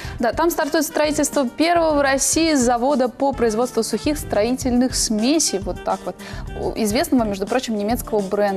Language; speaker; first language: Russian; native; Russian